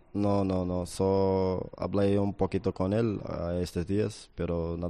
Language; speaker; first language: Spanish; non-native, fluent; Portuguese